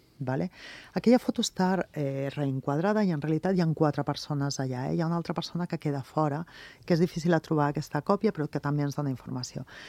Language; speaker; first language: Catalan; non-native, local second language; Spanish